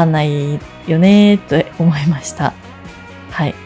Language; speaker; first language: Japanese; native; Japanese